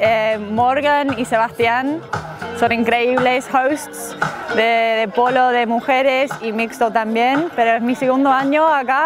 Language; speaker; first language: Spanish; non-native, fluent; English